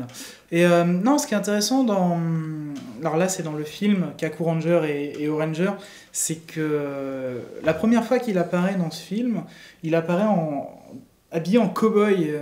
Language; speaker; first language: French; native; French